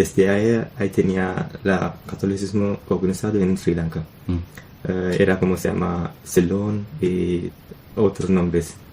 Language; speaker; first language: Spanish; non-native, learner; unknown